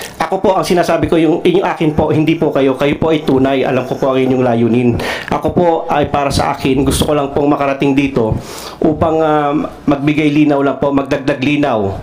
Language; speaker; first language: Filipino; non-native, local second language; Cebuano